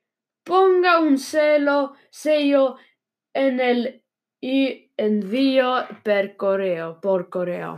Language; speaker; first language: Spanish; non-native, learner; Swedish